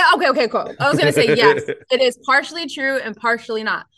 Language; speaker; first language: English; native; English